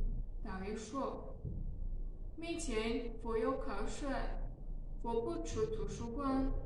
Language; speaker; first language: Chinese; non-native, learner; Tajik